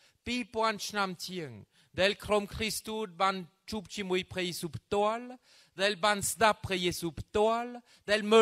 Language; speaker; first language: Khmer; non-native, fluent; French